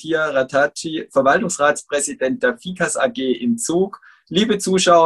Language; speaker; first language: German; native; German